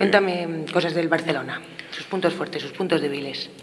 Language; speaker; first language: Spanish; native; Spanish